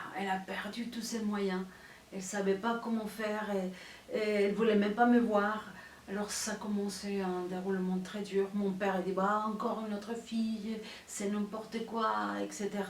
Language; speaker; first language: French; non-native, fluent; Spanish